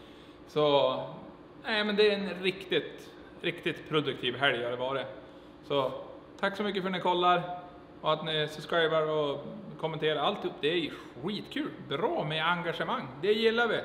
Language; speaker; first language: Swedish; native; Swedish